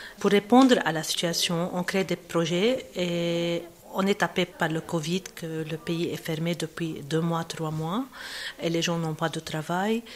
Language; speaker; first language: French; non-native, local second language; Arabic